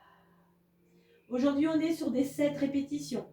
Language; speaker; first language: French; native; French